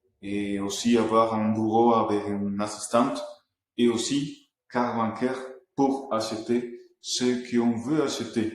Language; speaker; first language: French; non-native, fluent; Spanish